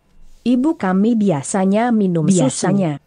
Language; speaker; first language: Indonesian; non-native, learner; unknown